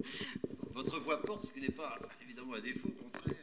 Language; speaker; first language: French; native; French